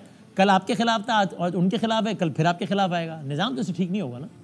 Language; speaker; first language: Urdu; native; Urdu